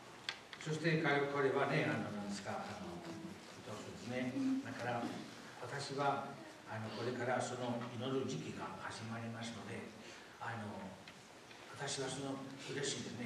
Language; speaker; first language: Japanese; non-native, fluent; Spanish